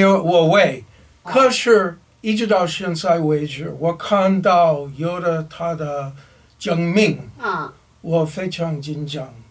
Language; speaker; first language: Chinese; non-native, learner; English